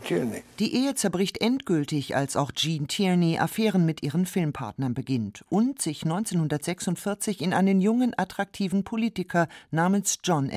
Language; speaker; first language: German; native; German